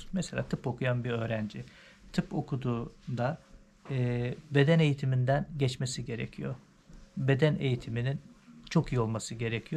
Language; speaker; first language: Turkish; native; Turkish